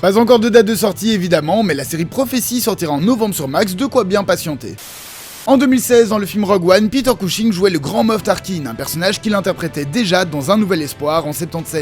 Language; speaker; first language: French; native; French